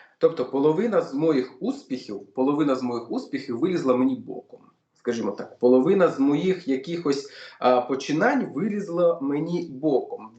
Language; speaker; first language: Ukrainian; non-native, local second language; Russian